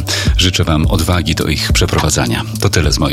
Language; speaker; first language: Polish; native; Polish